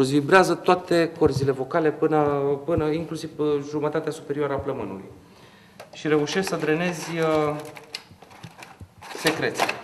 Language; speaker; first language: Romanian; native; Romanian